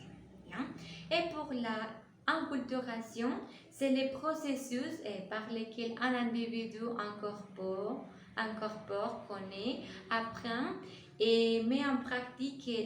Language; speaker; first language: French; non-native, learner; Spanish